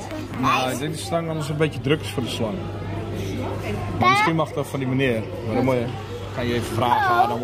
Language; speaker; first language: Dutch; native; Dutch